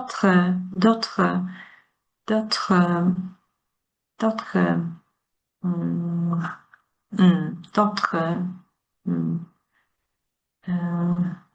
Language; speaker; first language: French; non-native, learner; Chinese